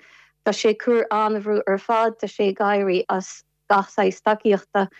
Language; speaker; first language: Irish; non-native, fluent; Ukrainian